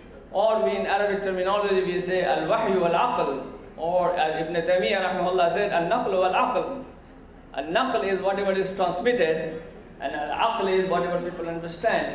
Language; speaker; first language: English; non-native, local second language; Urdu